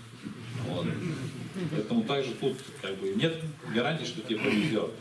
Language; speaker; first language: Russian; native; Russian